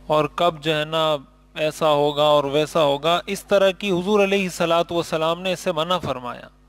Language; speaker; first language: Urdu; native; Urdu